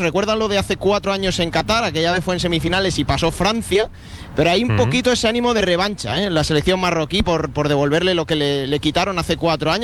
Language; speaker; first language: Spanish; native; Spanish